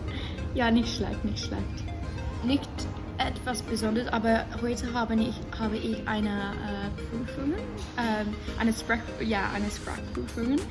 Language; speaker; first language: German; non-native, learner; English